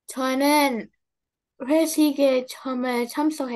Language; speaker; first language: Korean; non-native, learner; Indonesian